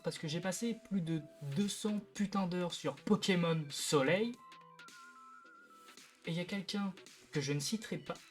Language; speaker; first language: French; native; French